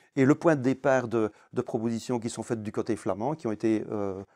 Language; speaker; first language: French; native; French